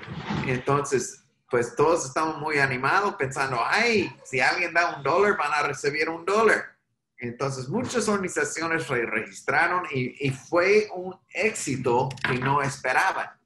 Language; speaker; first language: Spanish; non-native, fluent; English